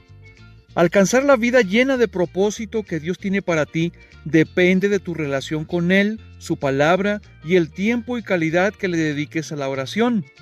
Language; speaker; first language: Spanish; native; Spanish